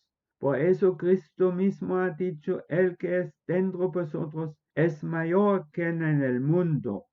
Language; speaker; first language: Spanish; non-native, fluent; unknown